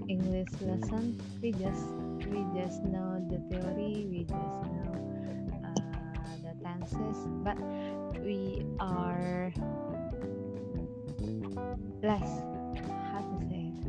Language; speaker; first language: English; non-native, learner; Indonesian